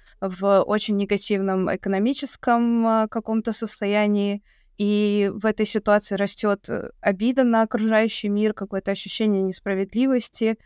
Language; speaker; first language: Russian; native; Russian